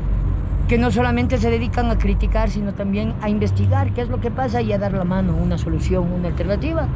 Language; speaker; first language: Spanish; native; Spanish